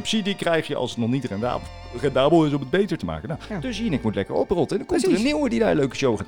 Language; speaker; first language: Dutch; native; Dutch